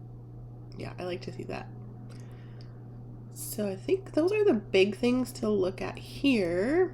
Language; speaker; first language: English; native; English